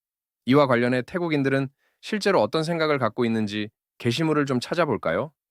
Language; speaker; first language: Korean; native; Korean